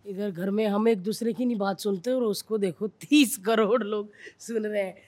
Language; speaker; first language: Hindi; native; Hindi